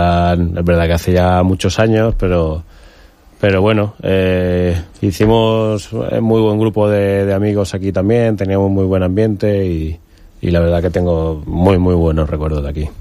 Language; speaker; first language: Spanish; native; Spanish